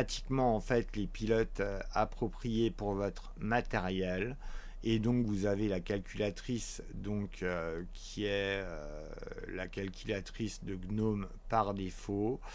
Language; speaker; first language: French; native; French